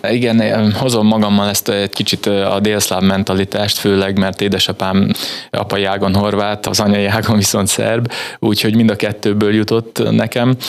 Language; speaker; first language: Hungarian; native; Hungarian